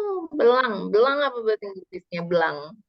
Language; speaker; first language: Indonesian; native; Indonesian